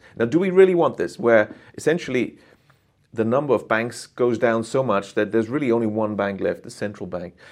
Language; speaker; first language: English; non-native, fluent; German